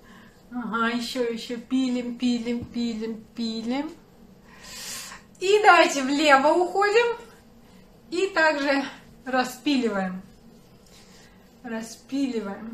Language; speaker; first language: Russian; native; Russian